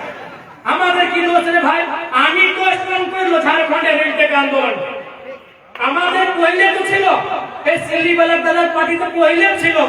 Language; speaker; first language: Bangla; non-native, local second language; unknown